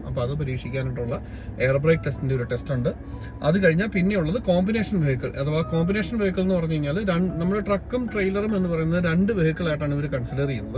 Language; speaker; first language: Malayalam; native; Malayalam